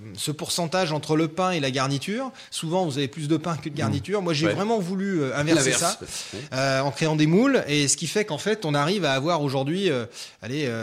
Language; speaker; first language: French; native; French